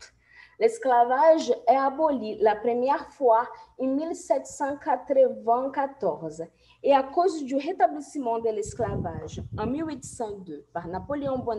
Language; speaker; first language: French; non-native, fluent; Portuguese